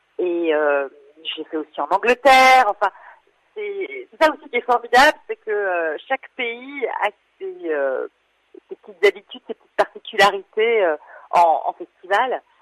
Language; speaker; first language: French; native; French